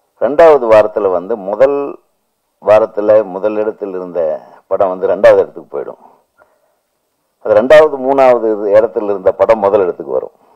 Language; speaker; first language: Tamil; native; Tamil